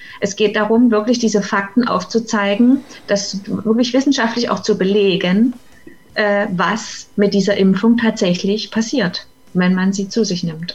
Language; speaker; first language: German; native; German